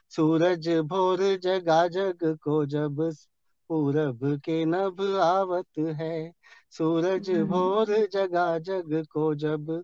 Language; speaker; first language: Hindi; native; Hindi